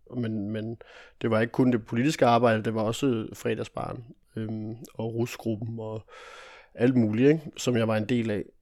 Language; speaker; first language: Danish; early bilingual, other home language; Italian